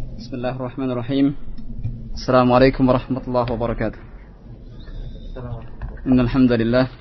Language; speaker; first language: Arabic; non-native, fluent; Indonesian